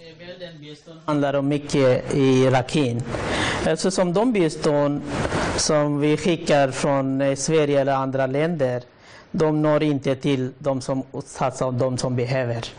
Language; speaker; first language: Swedish; non-native, learner; Rohingya